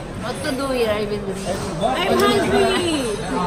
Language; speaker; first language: English; non-native, learner; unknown